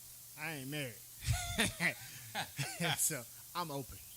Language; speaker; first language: English; native; English